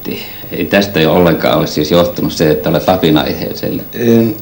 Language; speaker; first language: Finnish; native; Finnish